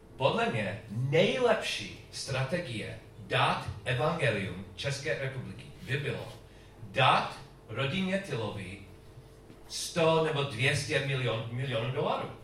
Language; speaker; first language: Czech; non-native, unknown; English